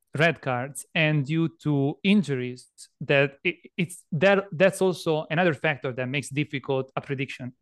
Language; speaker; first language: English; non-native, fluent; Italian